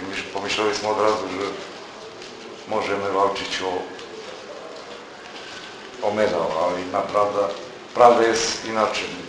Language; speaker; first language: Polish; non-native, learner; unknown